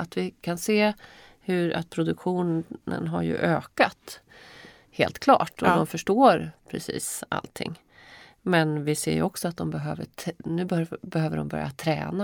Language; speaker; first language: Swedish; native; Swedish